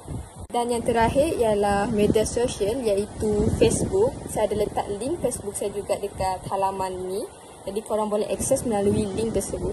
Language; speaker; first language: Malay; native; Malay